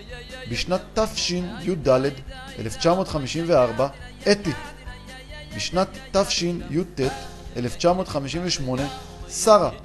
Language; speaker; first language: Hebrew; native; Hebrew